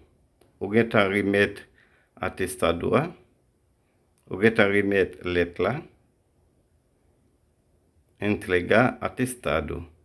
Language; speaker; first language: Portuguese; non-native, fluent; Haitian Creole